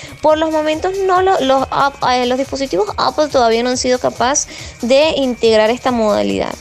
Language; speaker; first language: Spanish; native; Spanish